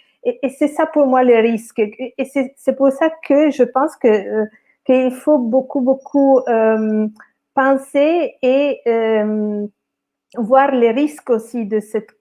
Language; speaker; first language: French; non-native, fluent; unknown